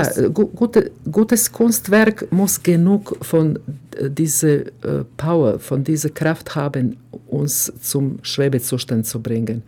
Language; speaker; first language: German; non-native, fluent; Croatian